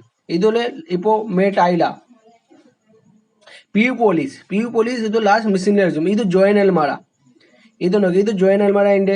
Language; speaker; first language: Malayalam; non-native, learner; Hindi